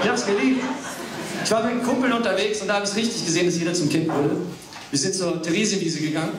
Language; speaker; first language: German; early bilingual, other home language; English